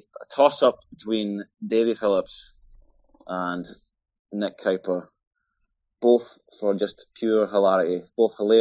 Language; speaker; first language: English; native; English